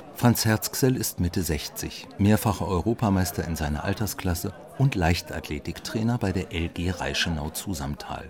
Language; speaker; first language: German; native; German